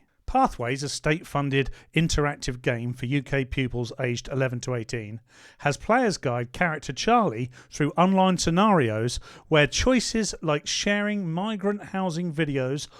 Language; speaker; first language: English; native; English